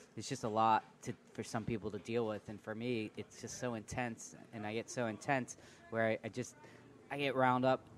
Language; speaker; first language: English; native; English